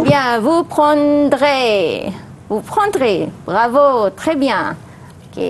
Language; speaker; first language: French; non-native, fluent; Malay